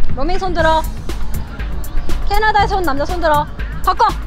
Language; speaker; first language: Korean; native; Korean